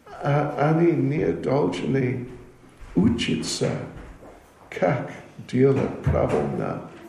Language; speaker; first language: Russian; non-native, learner; English